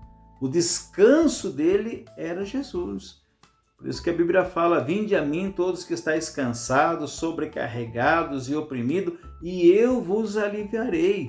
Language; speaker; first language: Portuguese; native; Portuguese